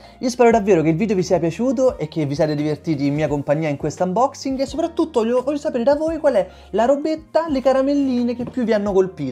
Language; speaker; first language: Italian; native; Italian